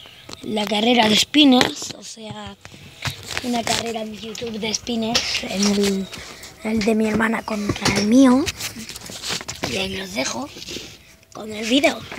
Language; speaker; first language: Spanish; native; Spanish